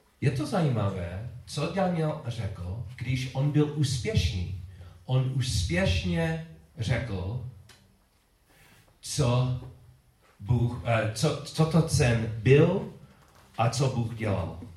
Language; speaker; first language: Czech; non-native, learner; English